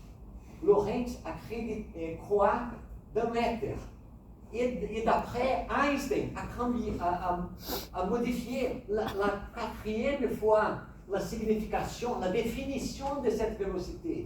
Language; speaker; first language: French; non-native, fluent; Portuguese